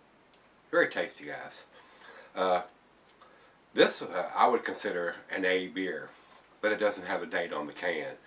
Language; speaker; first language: English; native; English